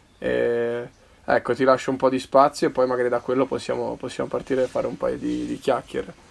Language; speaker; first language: Italian; native; Italian